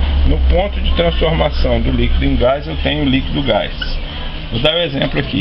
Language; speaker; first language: Portuguese; native; Portuguese